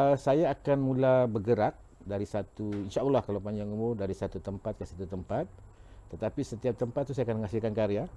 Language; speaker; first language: Malay; non-native, local second language; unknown